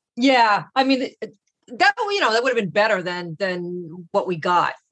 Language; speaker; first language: English; native; English